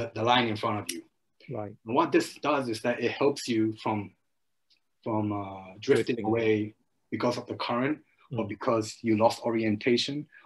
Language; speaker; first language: English; early bilingual, other home language; Japanese